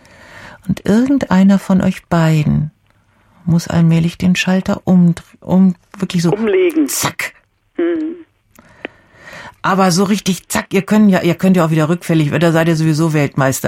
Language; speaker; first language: German; native; German